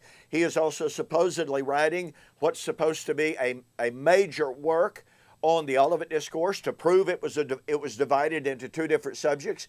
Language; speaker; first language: English; native; English